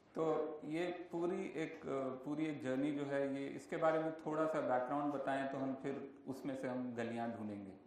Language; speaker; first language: Hindi; non-native, local second language; Punjabi